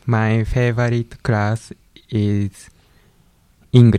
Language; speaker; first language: English; non-native, learner; Japanese